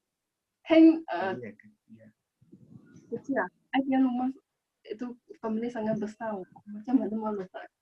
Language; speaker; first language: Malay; non-native, local second language; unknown